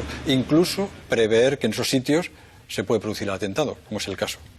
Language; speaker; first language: Spanish; native; Spanish